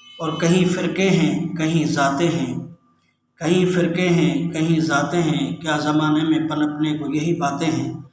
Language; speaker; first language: Urdu; native; Urdu